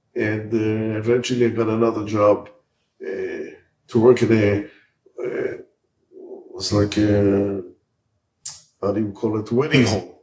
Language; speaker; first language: English; early bilingual, other home language; Hebrew